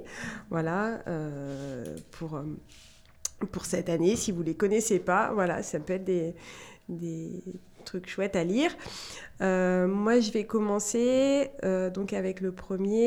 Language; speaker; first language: French; native; French